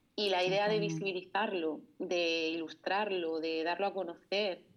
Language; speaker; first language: Spanish; native; Spanish